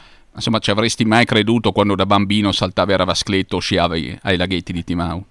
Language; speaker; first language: Italian; native; Italian